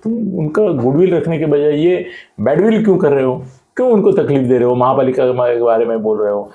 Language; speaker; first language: Hindi; non-native, local second language; Marathi